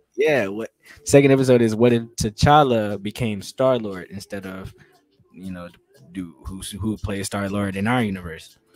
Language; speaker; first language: English; native; English